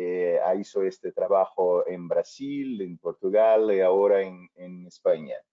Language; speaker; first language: Spanish; non-native, fluent; Portuguese